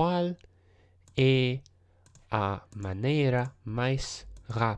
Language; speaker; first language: Portuguese; non-native, learner; English